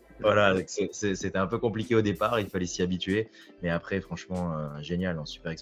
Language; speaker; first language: French; native; French